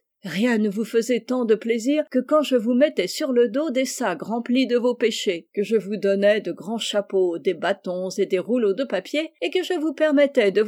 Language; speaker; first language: French; native; French